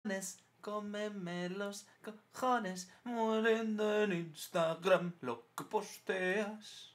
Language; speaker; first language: Spanish; native; Spanish